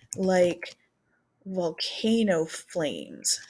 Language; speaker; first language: English; native; English